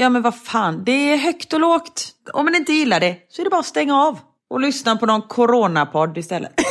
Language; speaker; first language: Swedish; native; Swedish